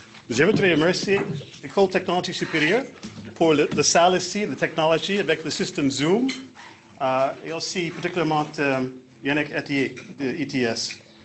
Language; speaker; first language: French; native; French